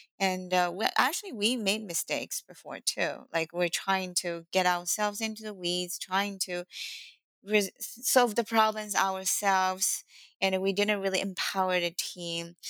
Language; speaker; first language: English; non-native, fluent; Chinese